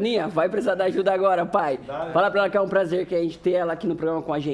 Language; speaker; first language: Portuguese; native; Portuguese